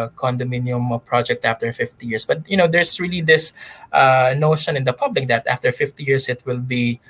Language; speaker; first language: English; non-native, local second language; Pampanga